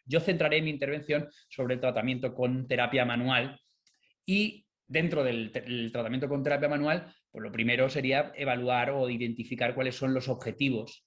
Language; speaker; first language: Spanish; native; Spanish